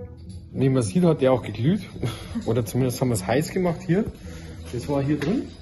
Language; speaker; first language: German; native; German